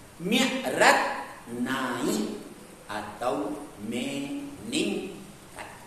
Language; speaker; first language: Malay; non-native, local second language; Minangkabau